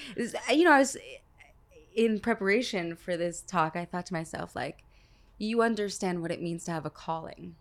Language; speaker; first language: English; early bilingual, other home language; Hebrew